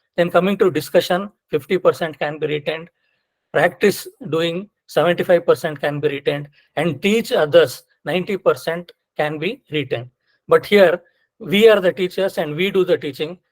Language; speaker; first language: English; non-native, local second language; Kannada